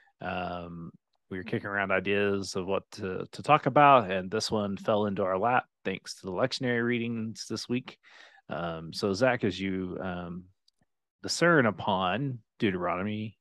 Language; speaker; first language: English; native; English